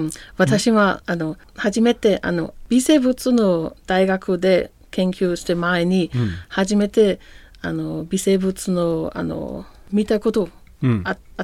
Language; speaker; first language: Japanese; non-native, learner; German